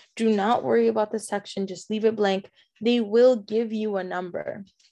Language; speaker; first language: English; early bilingual, other home language; Spanish